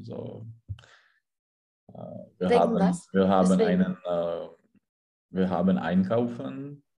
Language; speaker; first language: German; non-native, learner; Czech